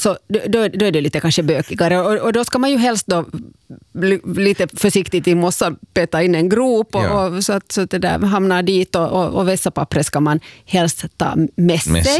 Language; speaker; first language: Swedish; native; Swedish